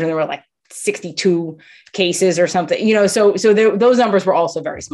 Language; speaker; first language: English; native; English